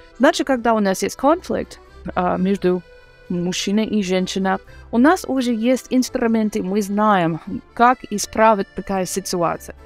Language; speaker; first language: Russian; non-native, learner; English